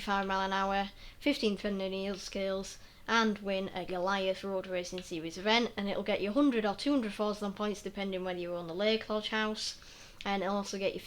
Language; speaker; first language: English; native; English